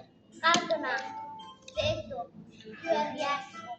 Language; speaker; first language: Italian; early bilingual, other home language; Bangla